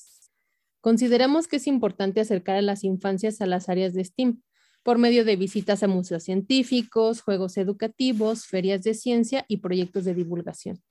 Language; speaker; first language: Spanish; native; Spanish